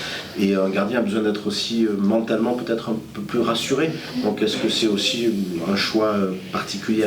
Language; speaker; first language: French; native; French